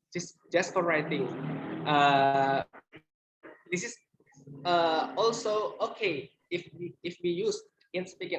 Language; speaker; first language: English; non-native, learner; Indonesian